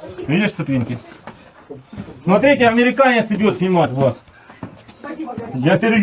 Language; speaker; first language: Russian; native; Russian